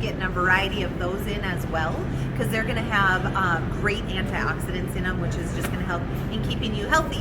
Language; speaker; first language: English; native; English